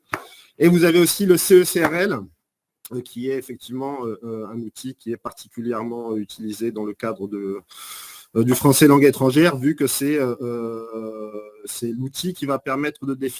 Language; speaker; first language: French; native; French